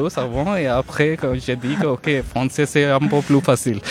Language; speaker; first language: French; non-native, fluent; Hindi